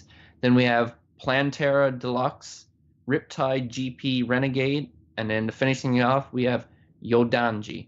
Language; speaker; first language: English; native; English